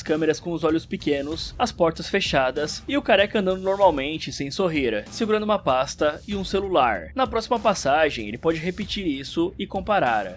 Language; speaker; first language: Portuguese; native; Portuguese